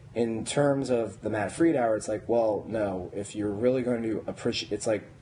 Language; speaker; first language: English; native; English